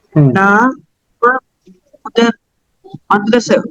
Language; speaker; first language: Arabic; non-native, learner; Tamil